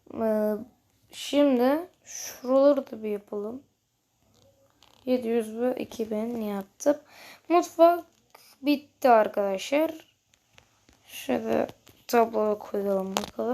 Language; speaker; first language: Turkish; native; Turkish